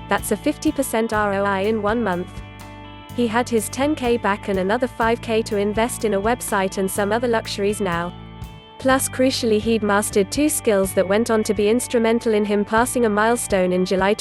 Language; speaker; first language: English; native; English